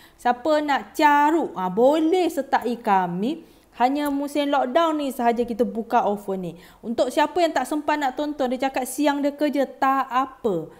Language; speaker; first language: Malay; native; Malay